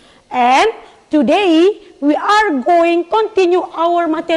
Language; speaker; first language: English; non-native, learner; Indonesian